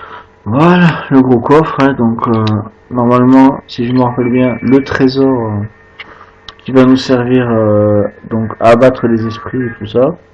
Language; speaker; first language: French; native; French